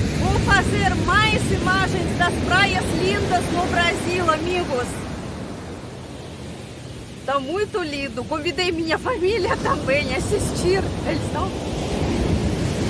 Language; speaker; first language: Portuguese; non-native, fluent; Russian